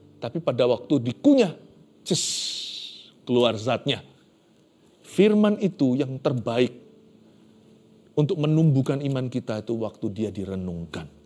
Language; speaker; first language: Indonesian; native; Indonesian